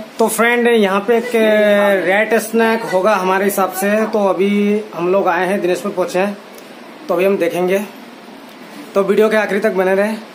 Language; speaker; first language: Hindi; non-native, local second language; Bangla